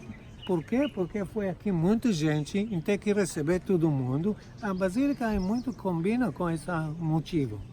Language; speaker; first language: Portuguese; non-native, fluent; Hebrew